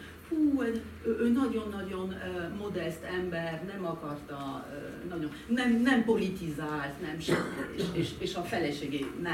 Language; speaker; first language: Hungarian; non-native, fluent; French